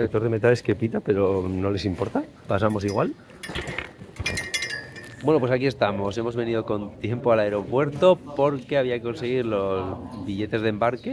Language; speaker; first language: Spanish; native; Spanish